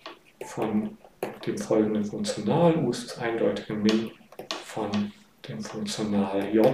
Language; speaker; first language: German; native; German